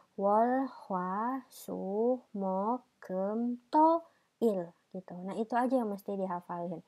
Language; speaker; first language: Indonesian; native; Indonesian